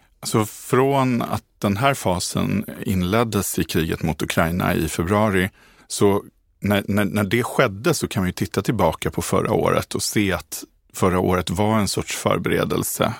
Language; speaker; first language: Swedish; native; Swedish